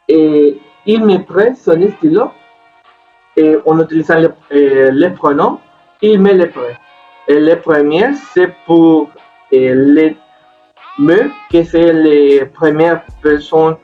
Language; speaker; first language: French; non-native, learner; Spanish